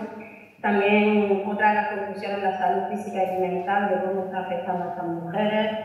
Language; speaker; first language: Spanish; native; Spanish